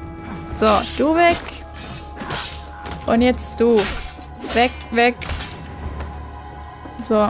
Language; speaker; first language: German; native; German